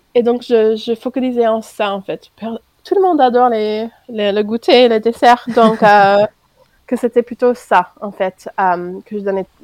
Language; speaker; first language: French; non-native, fluent; English